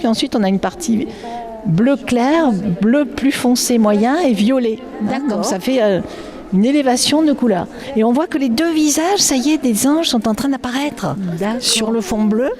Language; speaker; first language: French; native; French